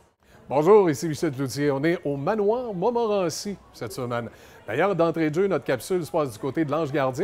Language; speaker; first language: French; native; French